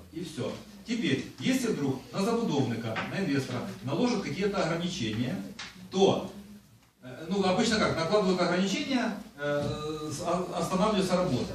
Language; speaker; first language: Russian; non-native, local second language; Ukrainian